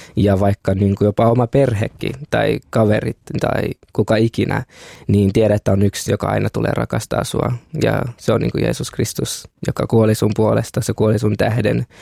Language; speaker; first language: Finnish; early bilingual, other home language; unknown